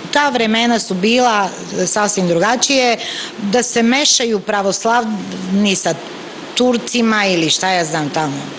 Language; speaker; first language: Serbian; non-native, local second language; Turkish